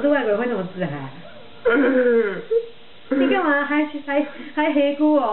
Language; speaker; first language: Chinese; native; Chinese